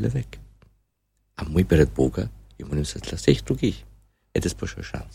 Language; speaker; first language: Russian; non-native, learner; German